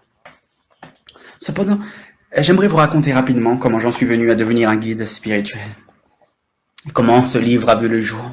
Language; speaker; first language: French; native; French